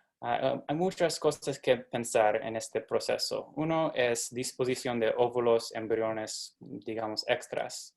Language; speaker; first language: Spanish; non-native, fluent; English